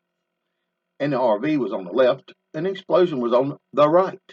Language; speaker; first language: English; native; English